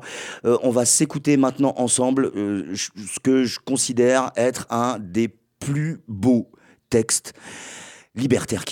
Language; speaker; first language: French; native; French